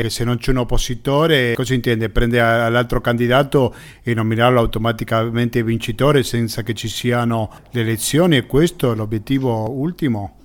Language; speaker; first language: Italian; non-native, fluent; Spanish